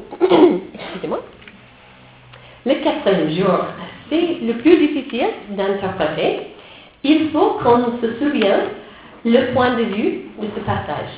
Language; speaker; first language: French; non-native, fluent; English